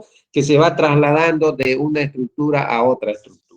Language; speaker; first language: Spanish; native; Spanish